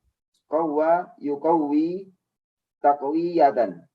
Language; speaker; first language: Arabic; non-native, learner; Indonesian